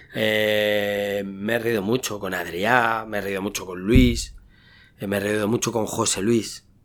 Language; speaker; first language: Spanish; native; Spanish